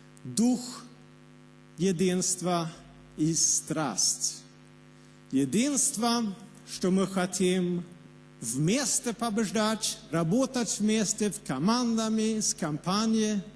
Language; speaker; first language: Russian; non-native, fluent; Swedish